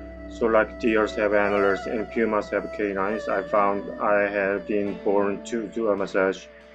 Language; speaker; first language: English; non-native, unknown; Korean